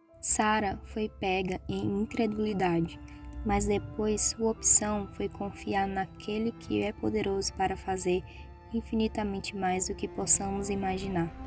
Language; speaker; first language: Portuguese; native; Portuguese